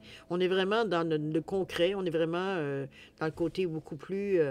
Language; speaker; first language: French; native; French